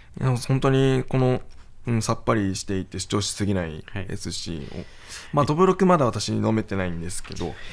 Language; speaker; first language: Japanese; native; Japanese